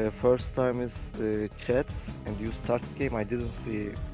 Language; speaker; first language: English; non-native, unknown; Turkish